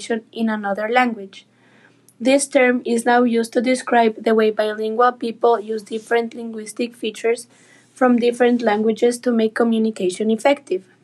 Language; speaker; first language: English; non-native, fluent; Spanish